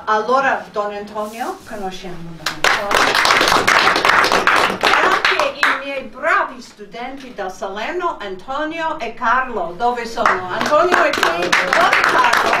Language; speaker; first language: Italian; non-native, fluent; English